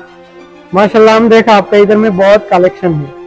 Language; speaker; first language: Hindi; non-native, learner; Bangla